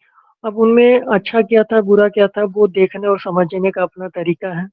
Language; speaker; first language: Hindi; native; Hindi